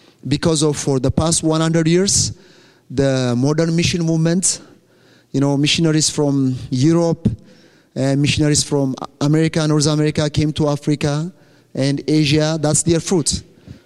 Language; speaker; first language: English; non-native, fluent; Amharic